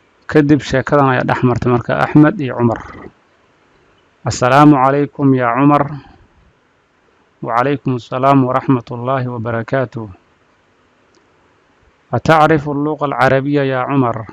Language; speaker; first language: Arabic; non-native, fluent; Somali